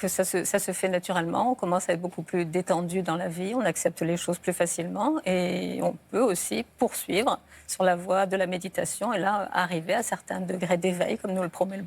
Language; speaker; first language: French; native; French